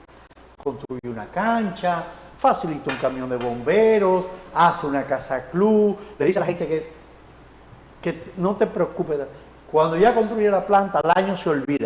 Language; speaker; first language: Spanish; native; Spanish